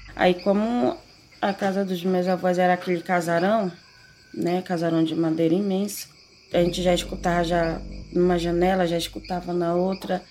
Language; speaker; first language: Portuguese; native; Portuguese